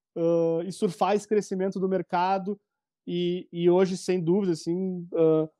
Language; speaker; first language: Portuguese; native; Portuguese